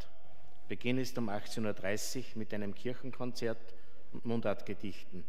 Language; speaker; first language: German; native; German